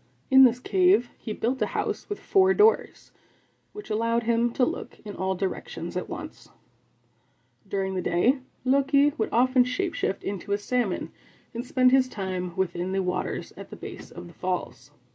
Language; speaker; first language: English; native; English